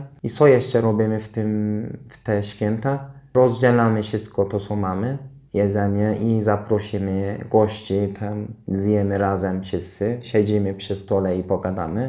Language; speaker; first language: Polish; non-native, fluent; Turkish